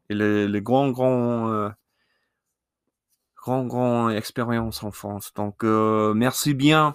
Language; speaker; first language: French; non-native, learner; English